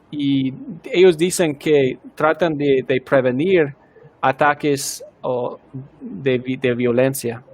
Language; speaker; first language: Spanish; non-native, fluent; English